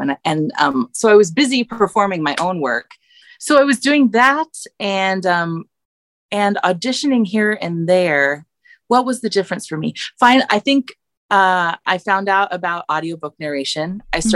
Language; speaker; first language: English; native; English